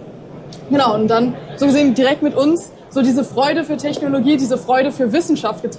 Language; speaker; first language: German; native; German